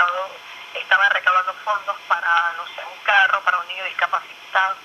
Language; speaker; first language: Spanish; early bilingual, other home language; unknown